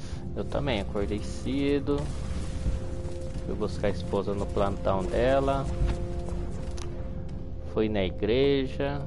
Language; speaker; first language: Portuguese; native; Portuguese